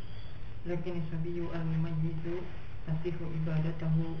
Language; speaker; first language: Arabic; non-native, learner; Indonesian